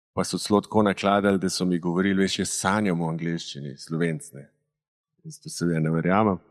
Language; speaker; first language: Slovenian; native; Slovenian